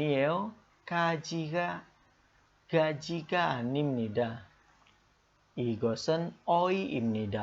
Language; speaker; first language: Korean; non-native, fluent; Indonesian